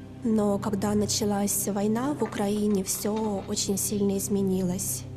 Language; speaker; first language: Russian; native; Russian